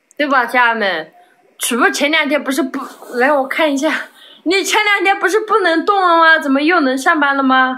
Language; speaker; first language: Chinese; native; Chinese